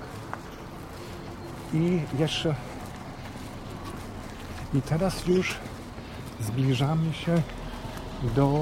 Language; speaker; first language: Polish; non-native, fluent; German